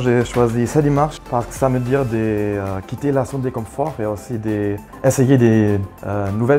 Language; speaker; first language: French; non-native, fluent; German